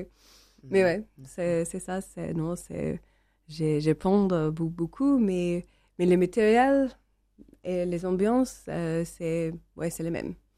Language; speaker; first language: French; non-native, learner; English